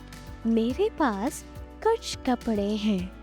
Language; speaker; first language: Hindi; non-native, fluent; Sinhala